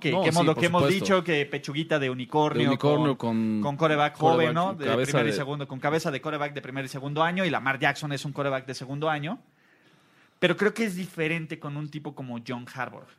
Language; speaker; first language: Spanish; native; Spanish